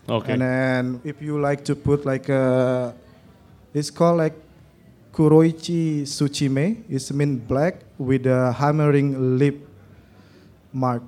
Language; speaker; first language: English; non-native, learner; Indonesian